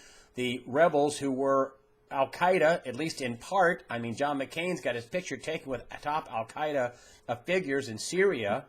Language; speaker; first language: English; native; English